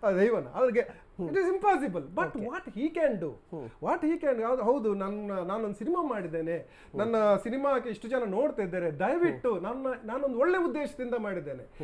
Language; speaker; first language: Kannada; non-native, local second language; Tulu